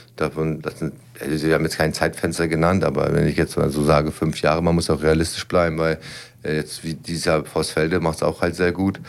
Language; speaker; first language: German; native; German